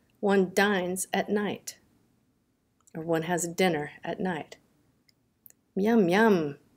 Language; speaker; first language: English; native; English